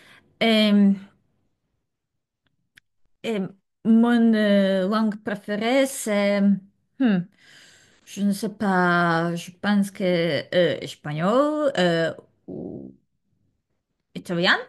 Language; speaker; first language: French; non-native, learner; Serbian